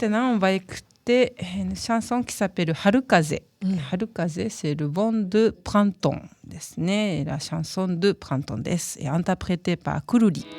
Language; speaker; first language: French; non-native, fluent; Japanese